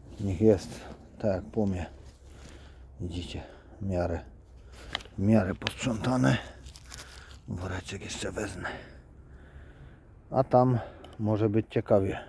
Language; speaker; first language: Polish; native; Polish